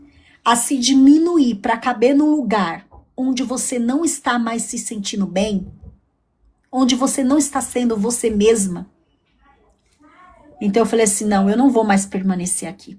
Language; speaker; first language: Portuguese; native; Portuguese